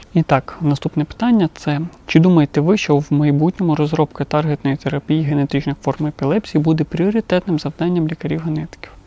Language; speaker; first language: Ukrainian; non-native, local second language; Russian